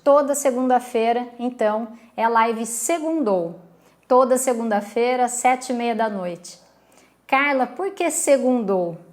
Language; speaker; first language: Portuguese; native; Portuguese